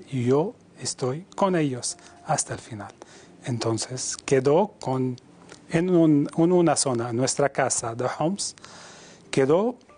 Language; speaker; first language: Spanish; non-native, fluent; Arabic